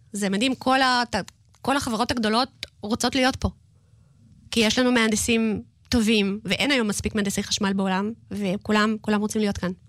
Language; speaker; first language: Hebrew; non-native, fluent; Russian